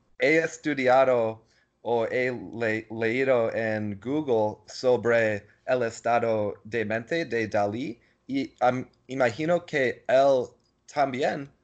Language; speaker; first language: Spanish; non-native, learner; English